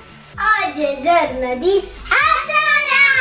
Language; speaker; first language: Italian; early bilingual, other home language; Arabic